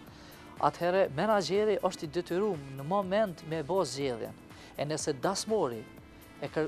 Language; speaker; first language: Albanian; native; Albanian